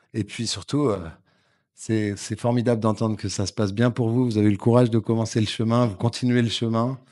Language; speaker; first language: French; native; French